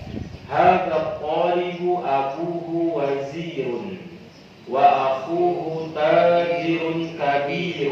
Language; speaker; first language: Arabic; non-native, fluent; Indonesian